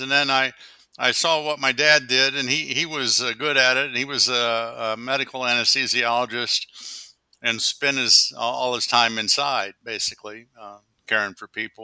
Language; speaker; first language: English; native; English